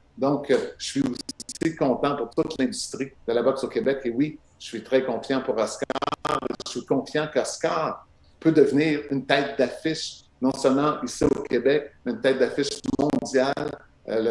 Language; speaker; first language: French; native; French